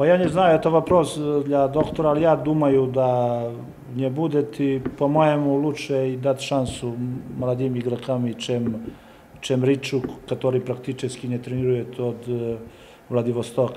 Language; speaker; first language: Russian; non-native, learner; Serbian